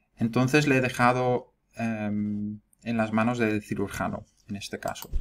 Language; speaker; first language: Spanish; non-native, fluent; Dutch